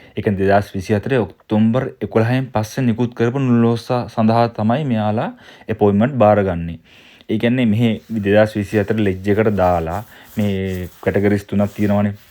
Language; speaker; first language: Sinhala; native; Sinhala